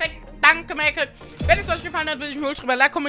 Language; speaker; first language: German; native; German